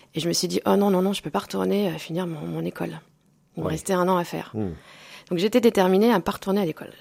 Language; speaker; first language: French; native; French